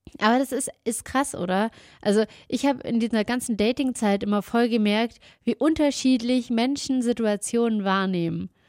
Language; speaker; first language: German; native; German